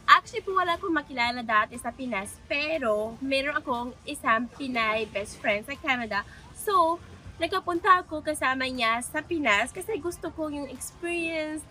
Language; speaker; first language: Filipino; non-native, learner; Arabic